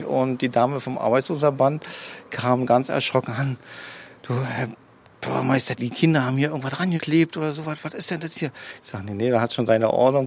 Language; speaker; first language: German; native; German